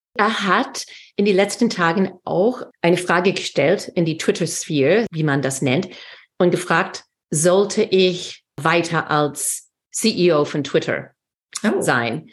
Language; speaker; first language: German; non-native, fluent; English